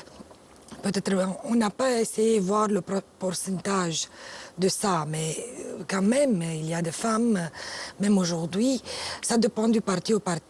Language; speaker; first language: French; non-native, fluent; Romanian